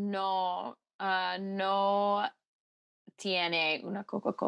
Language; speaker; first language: Spanish; non-native, learner; English